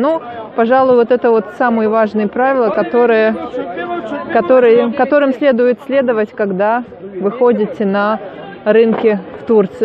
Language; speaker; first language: Russian; native; Russian